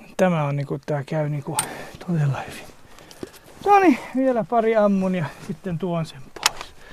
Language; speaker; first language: Finnish; non-native, fluent; Hungarian